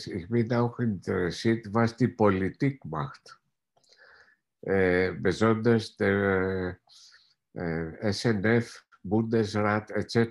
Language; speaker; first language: German; non-native, fluent; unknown